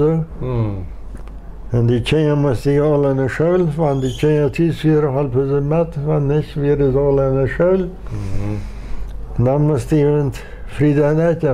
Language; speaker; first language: German; non-native, local second language; Plautdietsch